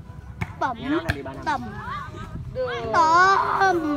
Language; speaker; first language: Vietnamese; native; Vietnamese